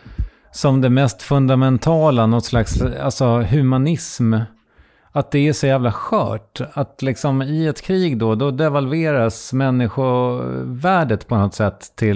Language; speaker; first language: Swedish; native; Swedish